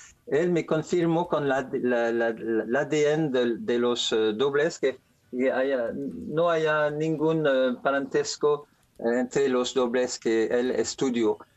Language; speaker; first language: Spanish; non-native, learner; French